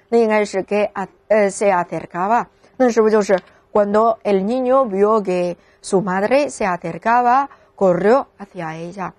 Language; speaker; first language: Spanish; non-native, fluent; Chinese